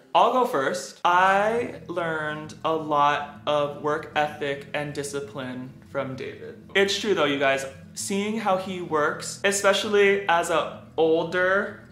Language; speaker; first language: English; native; English